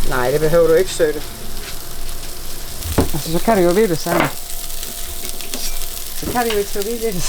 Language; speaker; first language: Danish; non-native, local second language; German